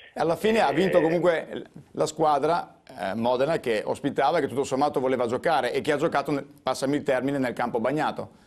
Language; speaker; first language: Italian; native; Italian